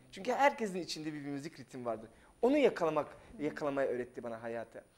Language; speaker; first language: Turkish; non-native, fluent; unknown